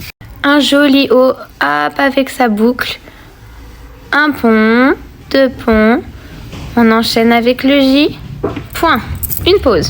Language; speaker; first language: French; native; French